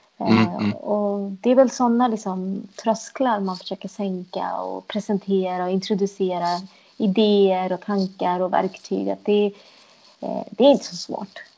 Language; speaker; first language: Swedish; early bilingual, other home language; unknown